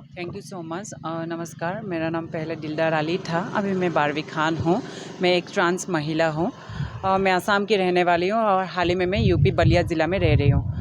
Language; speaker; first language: Hindi; non-native, local second language; Assamese